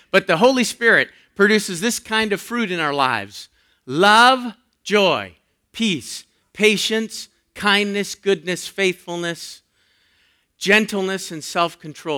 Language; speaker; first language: English; native; English